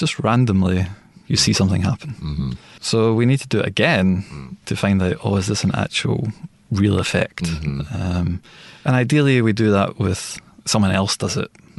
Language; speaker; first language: English; native; English